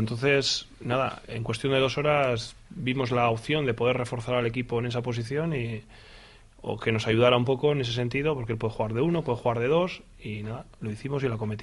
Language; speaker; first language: Spanish; native; Spanish